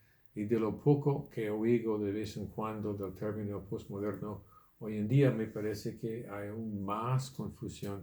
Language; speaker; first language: Spanish; non-native, fluent; English